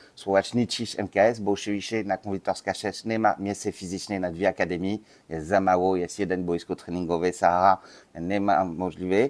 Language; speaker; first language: Polish; non-native, learner; French